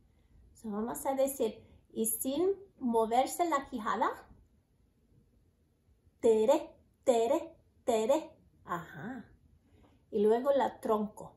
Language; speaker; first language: Spanish; early bilingual, heritage; Spanish